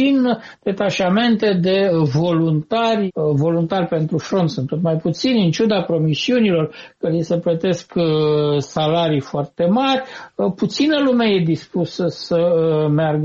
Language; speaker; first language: Romanian; native; Romanian